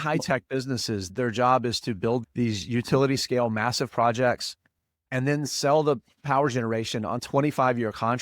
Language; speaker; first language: English; native; English